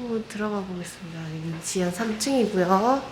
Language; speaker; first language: Korean; native; Korean